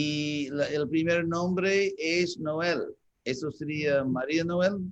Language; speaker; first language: Spanish; non-native, fluent; English